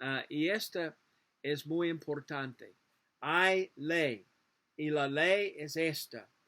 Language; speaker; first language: Spanish; non-native, learner; English